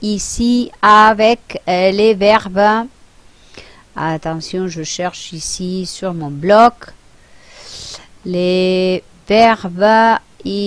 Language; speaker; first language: French; non-native, fluent; Spanish